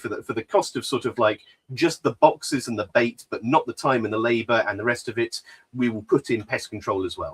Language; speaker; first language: English; native; English